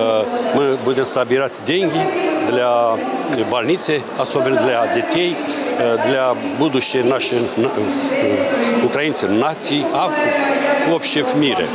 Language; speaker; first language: Russian; non-native, learner; Romanian